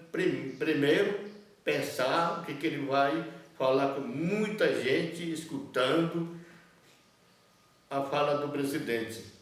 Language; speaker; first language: Portuguese; non-native, local second language; Yanomámi